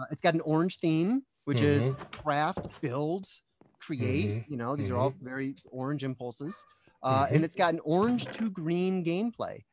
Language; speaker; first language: English; native; English